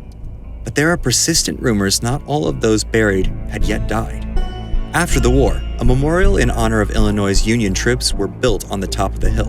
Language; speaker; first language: English; native; English